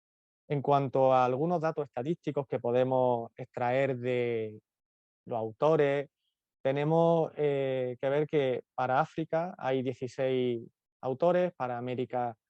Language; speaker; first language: Spanish; native; Spanish